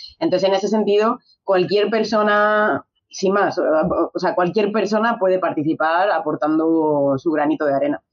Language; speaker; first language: Spanish; native; Spanish